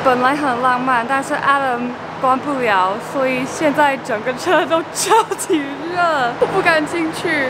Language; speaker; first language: Chinese; non-native, fluent; English